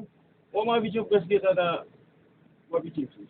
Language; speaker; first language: Arabic; non-native, learner; Filipino